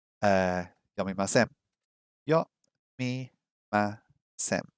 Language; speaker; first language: Japanese; non-native, learner; English